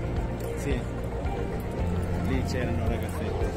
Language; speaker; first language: Italian; non-native, learner; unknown